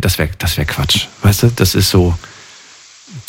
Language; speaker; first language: German; native; German